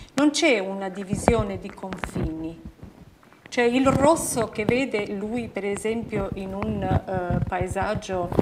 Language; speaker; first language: Italian; non-native, fluent; Albanian